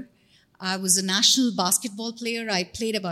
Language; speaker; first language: English; non-native, local second language; Tamil